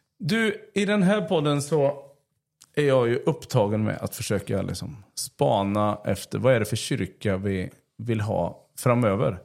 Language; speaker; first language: Swedish; native; Swedish